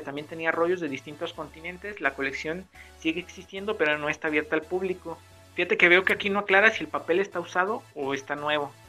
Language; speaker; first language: Spanish; native; Spanish